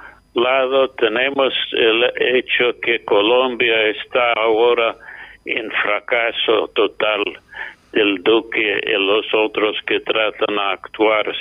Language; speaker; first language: Spanish; non-native, fluent; English